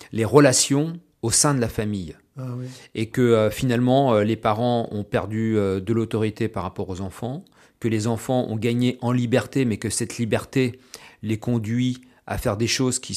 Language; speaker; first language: French; native; French